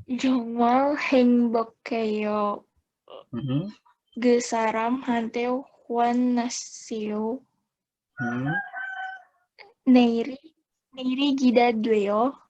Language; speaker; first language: Korean; non-native, learner; Indonesian